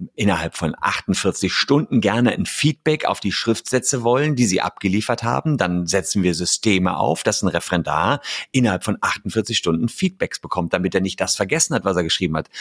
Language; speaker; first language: German; native; German